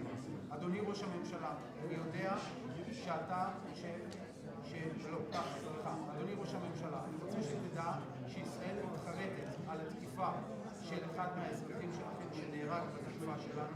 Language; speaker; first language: Hebrew; native; Hebrew